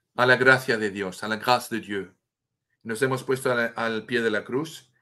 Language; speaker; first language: Spanish; non-native, fluent; French